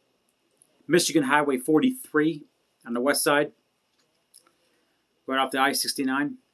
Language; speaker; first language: English; native; English